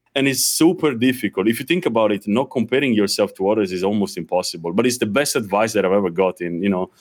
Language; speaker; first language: English; non-native, fluent; Italian